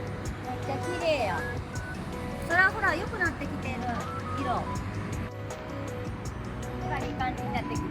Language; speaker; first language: Japanese; native; Japanese